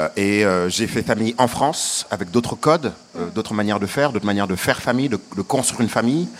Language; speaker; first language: French; non-native, local second language; Wolof